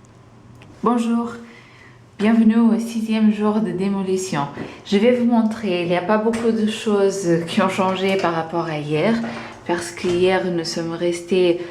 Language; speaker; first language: French; non-native, fluent; Portuguese